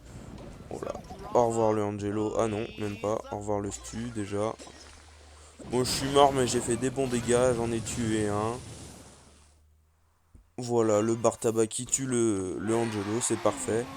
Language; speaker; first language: French; native; French